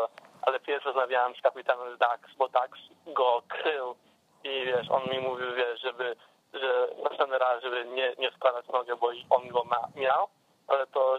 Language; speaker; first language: Polish; early bilingual, heritage; English